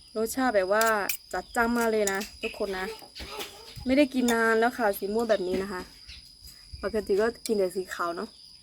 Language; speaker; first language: Thai; non-native, local second language; Akha